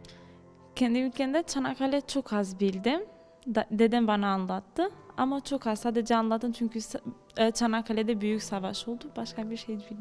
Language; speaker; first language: Turkish; non-native, learner; Albanian